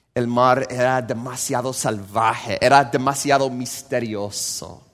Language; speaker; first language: Spanish; non-native, fluent; English